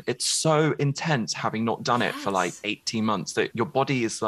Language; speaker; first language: English; native; English